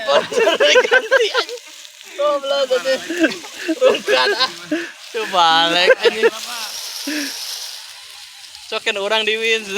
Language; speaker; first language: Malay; non-native, local second language; Sundanese